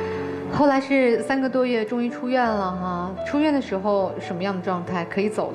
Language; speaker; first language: Chinese; native; Chinese